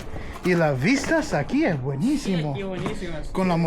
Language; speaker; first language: Spanish; non-native, learner; English